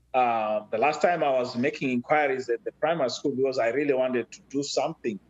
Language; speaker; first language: English; non-native, local second language; Shona